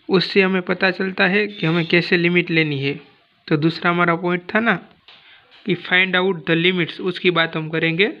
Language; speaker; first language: Hindi; non-native, local second language; Gujarati